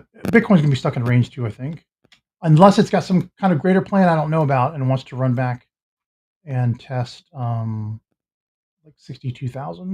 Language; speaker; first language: English; native; English